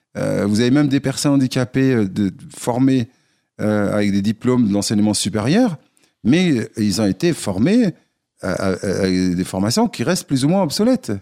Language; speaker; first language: French; non-native, local second language; Arabic